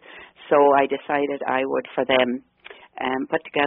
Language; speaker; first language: English; native; English